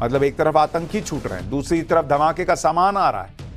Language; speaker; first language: Hindi; native; Hindi